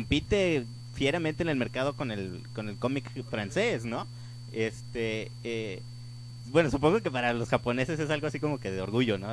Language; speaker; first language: Spanish; native; Spanish